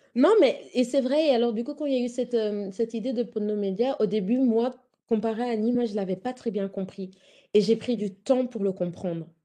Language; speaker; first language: French; native; French